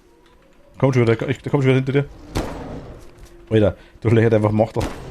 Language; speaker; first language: German; native; German